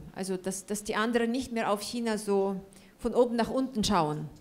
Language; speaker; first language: German; non-native, fluent; Russian